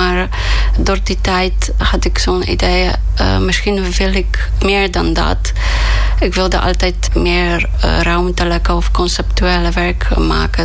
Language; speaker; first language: Dutch; non-native, fluent; Polish